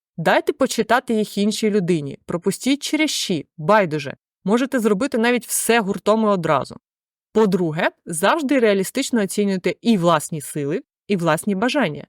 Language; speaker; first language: Ukrainian; native; Ukrainian